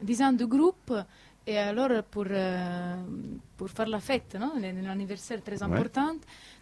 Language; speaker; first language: French; non-native, learner; Italian